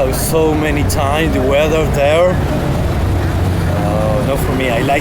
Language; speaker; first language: English; non-native, learner; Spanish